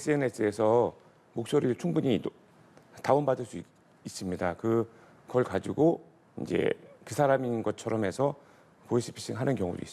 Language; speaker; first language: Korean; native; Korean